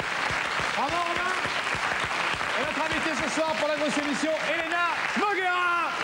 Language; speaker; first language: French; native; French